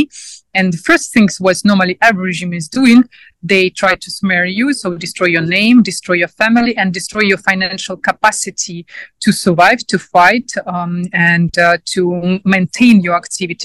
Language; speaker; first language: English; non-native, fluent; Ukrainian